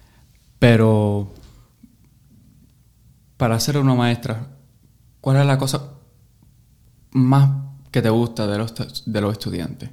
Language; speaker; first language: Spanish; early bilingual, heritage; English